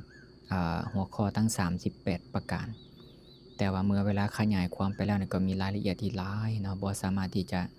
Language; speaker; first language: Thai; non-native, local second language; Northeastern Thai